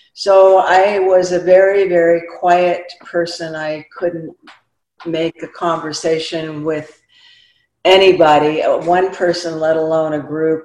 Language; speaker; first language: English; native; English